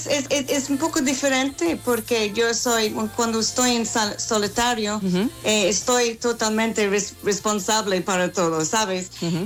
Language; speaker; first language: Spanish; non-native, fluent; English